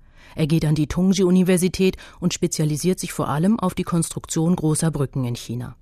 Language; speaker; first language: German; native; German